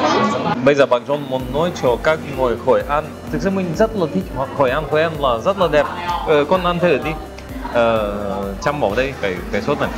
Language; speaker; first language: Vietnamese; non-native, learner; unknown